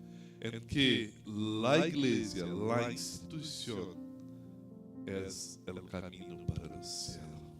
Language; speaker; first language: Spanish; non-native, fluent; Portuguese